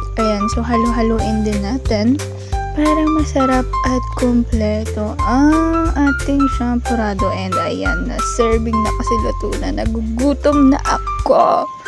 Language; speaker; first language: Filipino; non-native, local second language; Iloko